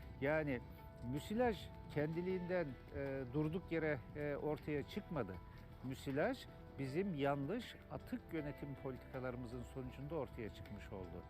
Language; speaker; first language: Turkish; native; Turkish